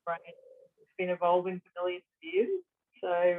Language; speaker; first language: English; native; English